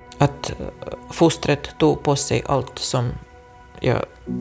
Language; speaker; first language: Swedish; non-native, fluent; Russian